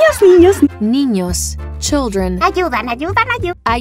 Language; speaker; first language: Spanish; non-native, learner; English